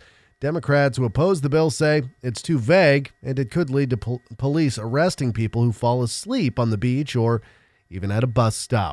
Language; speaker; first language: English; native; English